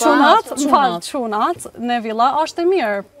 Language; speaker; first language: Albanian; non-native, learner; English